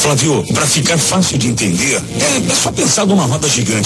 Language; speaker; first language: Portuguese; native; Portuguese